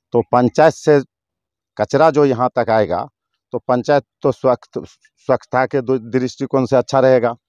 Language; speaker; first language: Hindi; native; Hindi